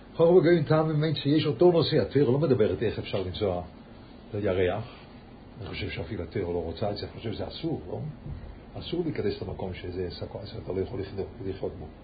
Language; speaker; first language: Hebrew; early bilingual, heritage; Yiddish